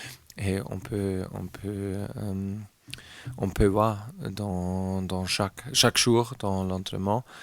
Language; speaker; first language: French; non-native, learner; German